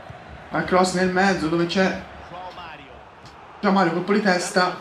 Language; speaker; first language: Italian; native; Italian